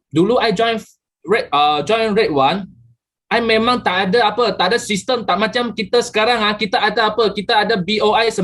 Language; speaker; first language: Malay; native; Malay